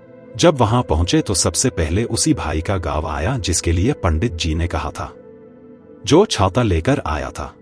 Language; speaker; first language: Hindi; native; Hindi